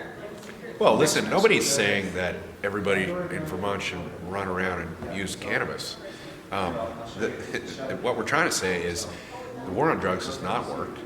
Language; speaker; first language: English; native; English